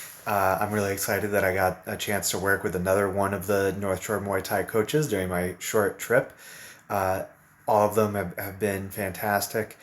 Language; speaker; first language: English; native; English